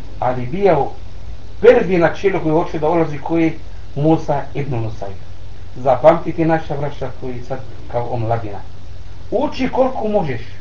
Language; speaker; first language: Bosnian; non-native, learner; Arabic